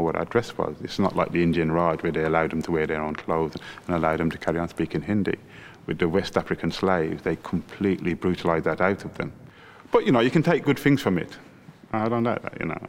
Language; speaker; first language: English; native; English